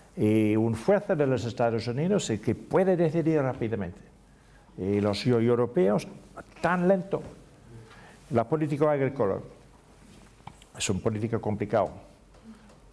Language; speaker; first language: Spanish; non-native, learner; English